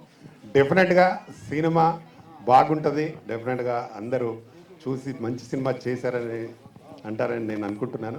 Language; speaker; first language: Telugu; native; Telugu